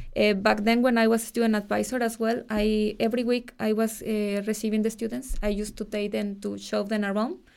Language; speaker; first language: English; non-native, fluent; Spanish